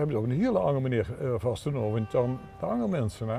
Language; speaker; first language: Dutch; native; Dutch